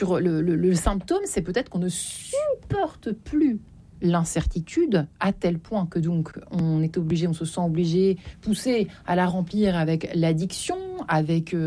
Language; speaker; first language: French; native; French